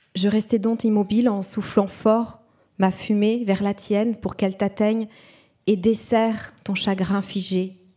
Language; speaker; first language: French; non-native, local second language; Kinyarwanda